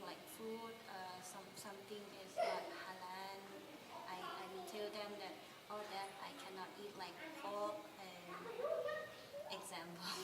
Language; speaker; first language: English; non-native, learner; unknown